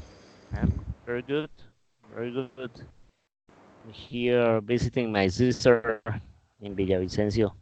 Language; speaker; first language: English; non-native, fluent; Spanish